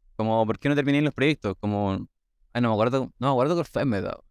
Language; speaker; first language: Spanish; native; Spanish